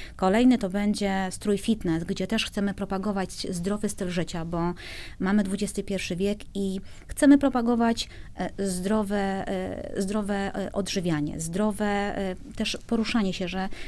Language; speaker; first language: Polish; native; Polish